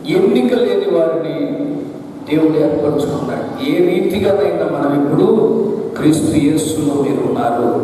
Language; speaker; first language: Telugu; non-native, local second language; Malayalam